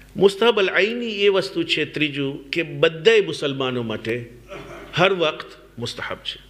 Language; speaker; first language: Gujarati; early bilingual, heritage; Gujarati